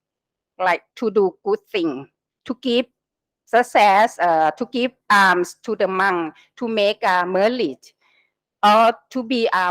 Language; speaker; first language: English; non-native, learner; Thai